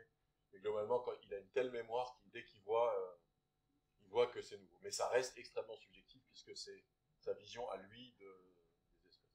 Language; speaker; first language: French; native; French